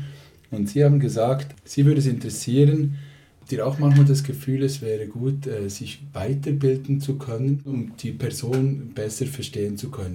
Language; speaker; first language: German; native; German